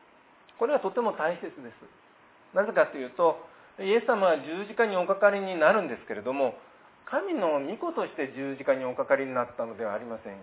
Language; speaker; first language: Japanese; native; Japanese